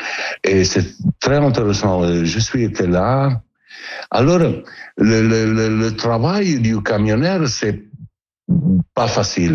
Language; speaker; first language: French; non-native, learner; Italian